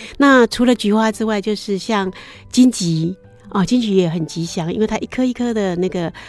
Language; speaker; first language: Chinese; native; Chinese